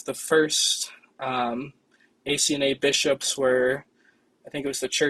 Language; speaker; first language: English; native; English